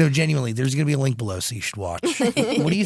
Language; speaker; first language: English; native; English